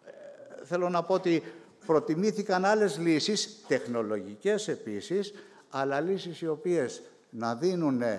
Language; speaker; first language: Greek; native; Greek